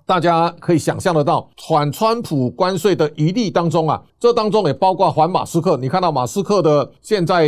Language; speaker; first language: Chinese; native; Chinese